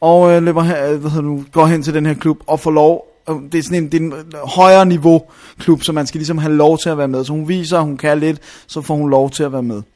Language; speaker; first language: Danish; native; Danish